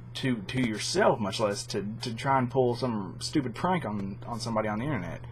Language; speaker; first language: English; native; English